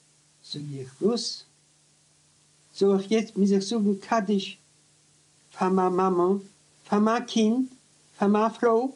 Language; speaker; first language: German; non-native, learner; Yiddish